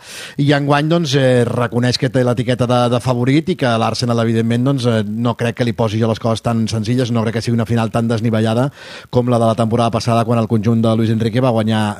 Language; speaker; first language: Catalan; native; Catalan